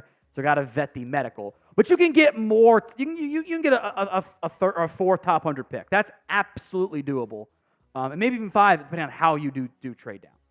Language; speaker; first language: English; native; English